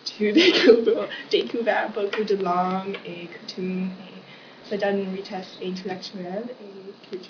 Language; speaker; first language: French; non-native, learner; English